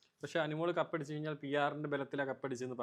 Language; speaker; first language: Malayalam; native; Malayalam